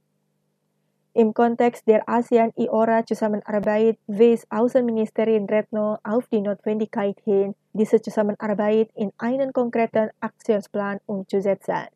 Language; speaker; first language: German; non-native, fluent; Indonesian